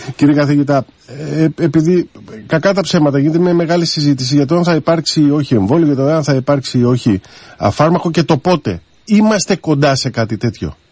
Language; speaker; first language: Greek; native; Greek